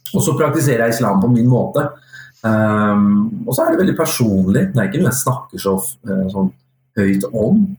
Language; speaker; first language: Norwegian; early bilingual, other home language; Urdu